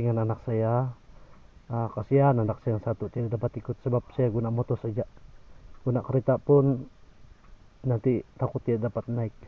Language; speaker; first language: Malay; non-native, local second language; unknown